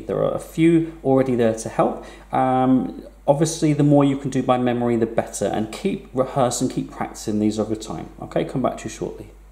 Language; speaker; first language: English; native; English